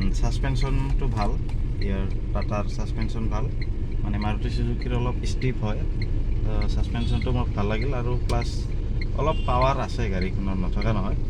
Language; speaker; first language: Assamese; native; Assamese